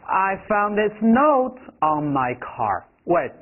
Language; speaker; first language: English; non-native, fluent; Chinese